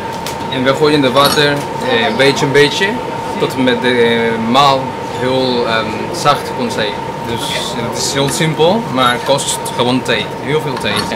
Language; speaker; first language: Dutch; non-native, learner; Spanish